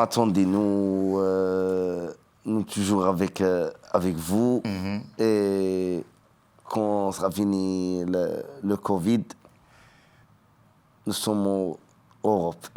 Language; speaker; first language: French; non-native, learner; Arabic